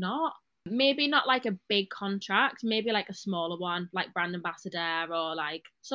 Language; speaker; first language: English; native; English